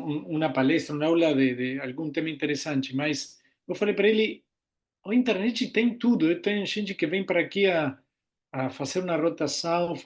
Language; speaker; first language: Portuguese; non-native, learner; Spanish